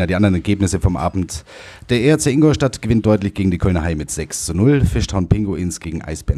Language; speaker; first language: German; native; German